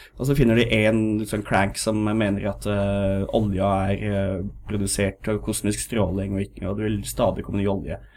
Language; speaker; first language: Norwegian; native; Norwegian